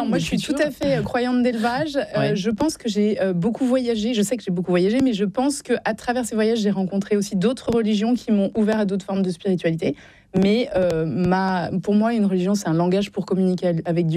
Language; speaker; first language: French; native; French